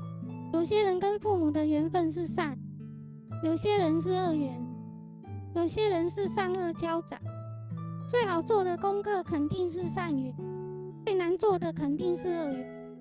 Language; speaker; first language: Chinese; native; Chinese